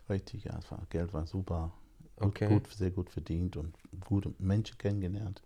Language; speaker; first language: German; non-native, fluent; English